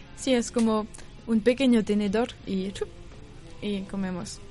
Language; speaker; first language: Spanish; non-native, fluent; French